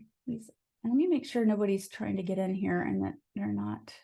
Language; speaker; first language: English; native; English